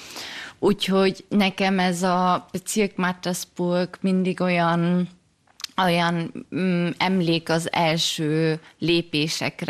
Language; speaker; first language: Hungarian; early bilingual, heritage; German